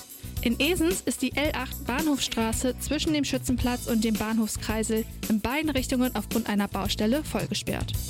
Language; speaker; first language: German; native; German